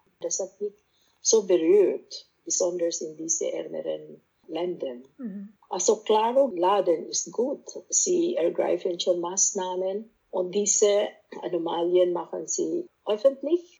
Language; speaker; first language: German; non-native, fluent; Cebuano